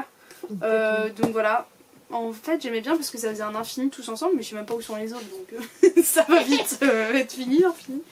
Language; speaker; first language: French; native; French